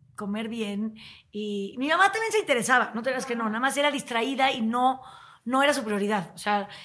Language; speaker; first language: Spanish; native; Spanish